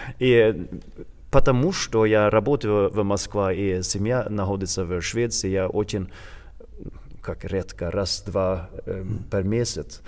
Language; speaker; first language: Russian; non-native, learner; Swedish